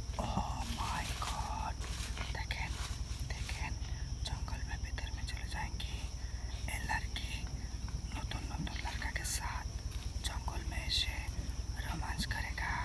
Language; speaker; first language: Hindi; non-native, learner; Bangla